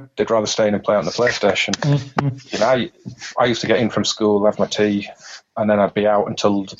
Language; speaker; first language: English; native; English